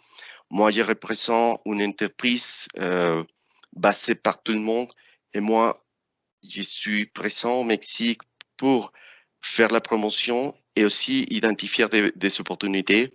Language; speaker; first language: French; non-native, fluent; Spanish